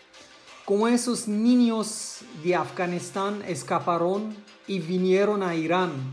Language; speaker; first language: Spanish; non-native, learner; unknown